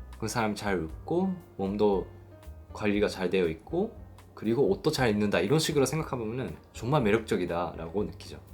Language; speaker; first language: Korean; non-native, fluent; Japanese